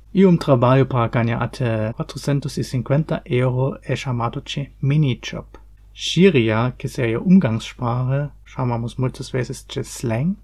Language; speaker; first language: Portuguese; non-native, learner; German